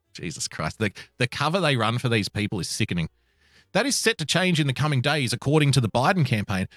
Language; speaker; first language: English; native; English